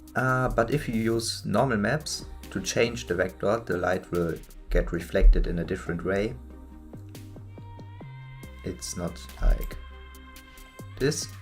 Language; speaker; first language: English; non-native, fluent; German